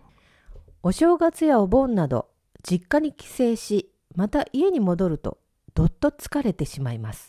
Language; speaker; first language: Japanese; native; Japanese